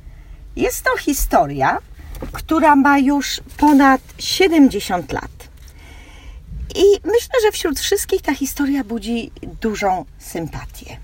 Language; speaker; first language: Polish; native; Polish